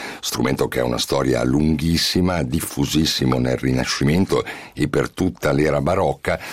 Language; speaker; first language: Italian; native; Italian